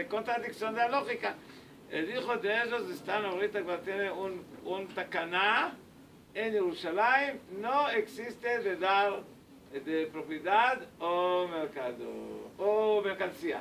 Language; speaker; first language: Spanish; non-native, learner; Hebrew